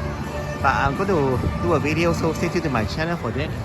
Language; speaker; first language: English; native; English